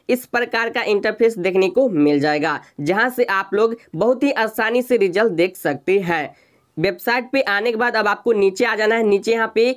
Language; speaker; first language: Hindi; native; Hindi